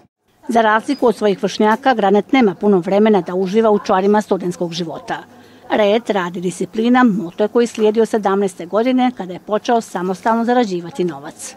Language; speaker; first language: Serbian; native; Serbian